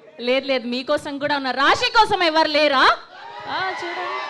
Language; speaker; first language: Telugu; native; Telugu